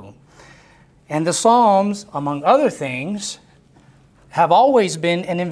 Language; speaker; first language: English; non-native, local second language; Spanish